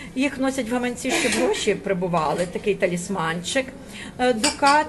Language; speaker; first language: Ukrainian; native; Ukrainian